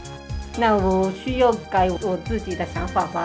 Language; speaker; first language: Chinese; non-native, fluent; Japanese